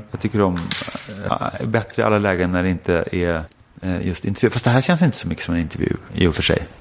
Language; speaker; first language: Swedish; native; Swedish